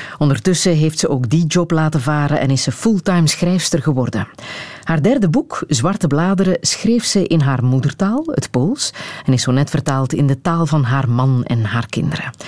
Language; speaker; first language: Dutch; native; Dutch